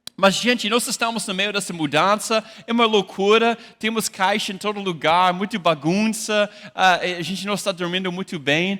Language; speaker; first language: Portuguese; non-native, fluent; English